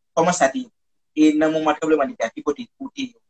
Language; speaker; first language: French; non-native, local second language; Haitian Creole